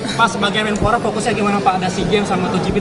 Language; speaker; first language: Indonesian; native; Indonesian